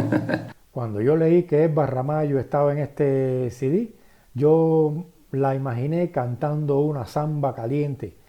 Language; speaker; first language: Spanish; native; Spanish